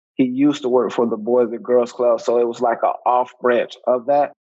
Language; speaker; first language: English; native; English